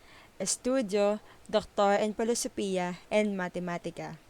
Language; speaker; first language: Spanish; non-native, learner; Filipino